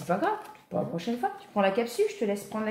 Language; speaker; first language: French; native; French